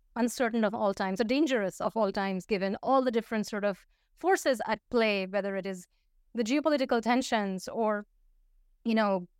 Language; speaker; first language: English; non-native, fluent; Hindi